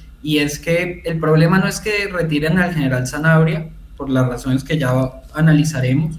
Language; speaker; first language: Spanish; native; Spanish